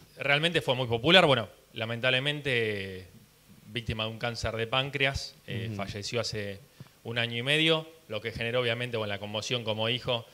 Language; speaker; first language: Spanish; early bilingual, heritage; Spanish